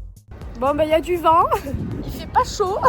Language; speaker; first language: French; native; French